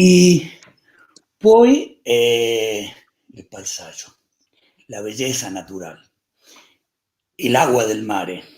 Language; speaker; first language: Italian; non-native, learner; Spanish